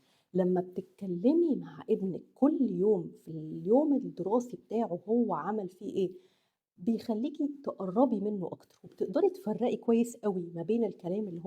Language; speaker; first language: Arabic; native; Arabic